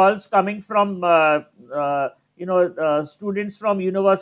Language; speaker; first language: English; non-native, local second language; Gujarati